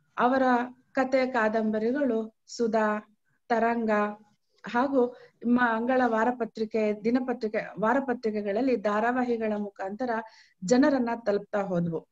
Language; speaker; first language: Kannada; native; Kannada